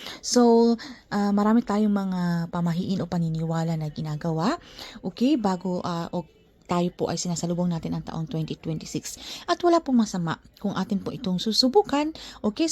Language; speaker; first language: Filipino; native; Filipino